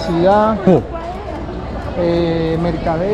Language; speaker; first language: Spanish; native; Spanish